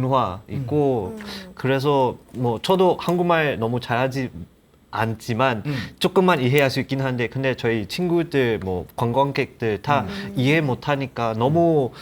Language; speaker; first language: Korean; non-native, learner; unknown